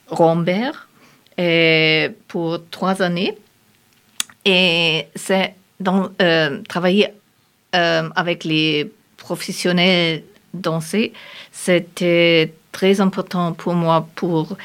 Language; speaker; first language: French; non-native, learner; German